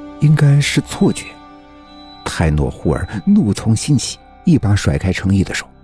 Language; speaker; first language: Chinese; native; Chinese